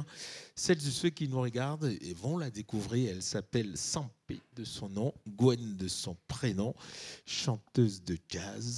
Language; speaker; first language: French; native; French